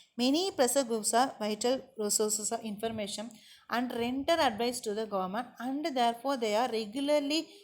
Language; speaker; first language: English; non-native, local second language; Tamil